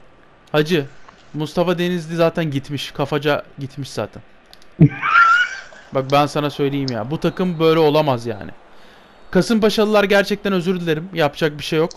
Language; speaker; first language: Turkish; native; Turkish